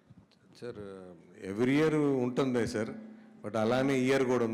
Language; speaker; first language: Telugu; native; Telugu